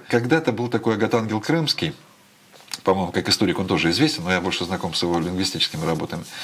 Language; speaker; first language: Russian; native; Russian